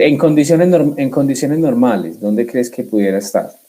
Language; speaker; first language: Spanish; native; Spanish